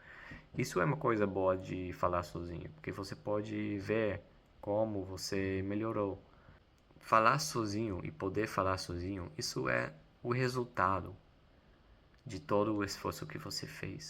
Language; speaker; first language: Portuguese; non-native, fluent; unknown